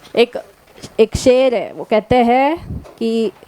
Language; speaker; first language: Hindi; non-native, local second language; Marathi